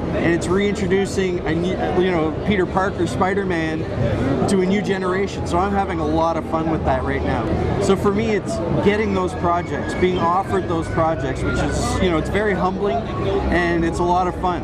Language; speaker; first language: English; native; English